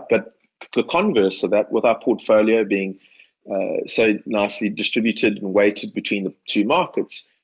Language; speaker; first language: English; native; English